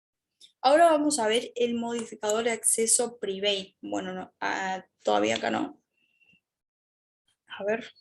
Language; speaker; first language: Spanish; native; Spanish